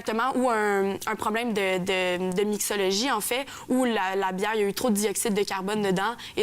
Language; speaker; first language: French; native; French